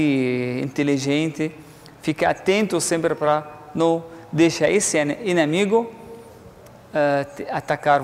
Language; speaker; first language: Portuguese; non-native, learner; Arabic